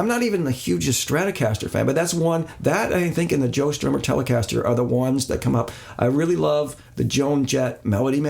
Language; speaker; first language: English; native; English